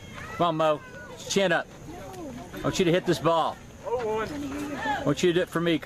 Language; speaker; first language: English; native; English